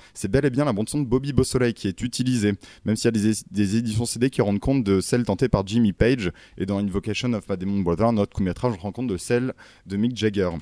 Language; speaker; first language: French; native; French